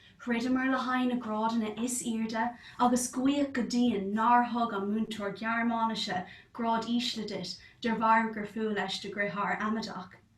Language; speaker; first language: Irish; non-native, local second language; English